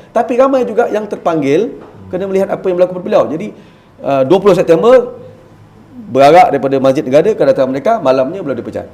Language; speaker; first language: Malay; native; Malay